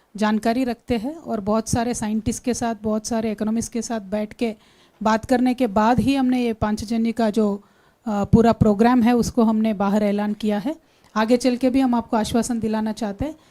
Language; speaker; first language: Hindi; non-native, local second language; Telugu